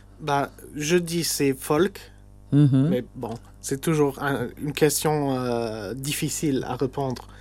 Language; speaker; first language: French; non-native, local second language; Luxembourgish